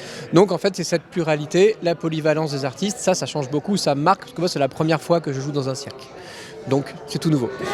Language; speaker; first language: French; native; French